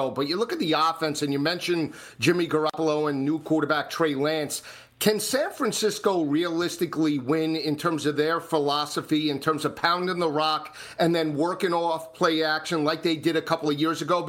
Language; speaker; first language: English; native; English